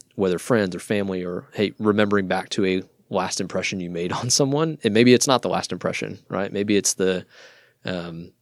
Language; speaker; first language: English; native; English